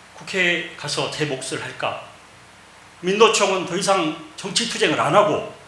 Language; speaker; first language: Korean; native; Korean